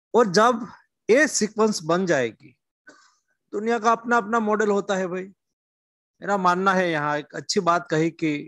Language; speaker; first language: Hindi; non-native, local second language; Gujarati